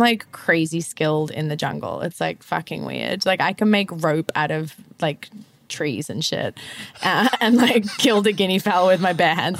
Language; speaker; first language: English; native; English